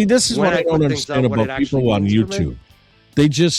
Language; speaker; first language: English; native; English